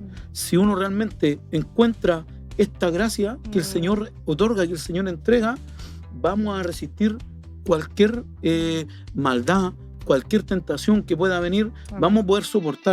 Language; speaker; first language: Spanish; native; Spanish